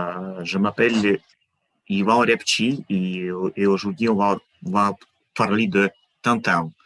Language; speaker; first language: French; non-native, fluent; Ukrainian